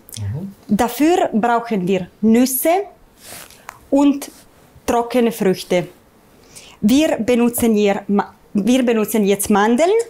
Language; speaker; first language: German; non-native, learner; Italian